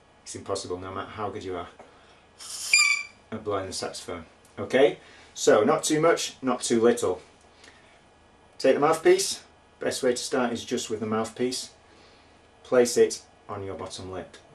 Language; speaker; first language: English; native; English